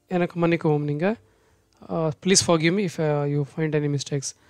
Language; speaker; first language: Tamil; non-native, local second language; Kannada